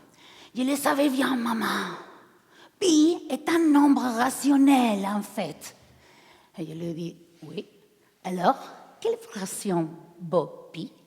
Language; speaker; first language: French; non-native, learner; Spanish